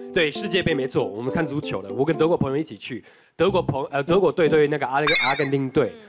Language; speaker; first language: Chinese; non-native, fluent; German